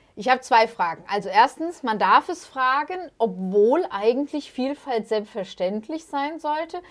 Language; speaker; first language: German; native; German